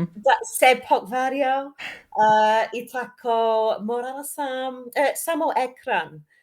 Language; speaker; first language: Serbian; non-native, learner; English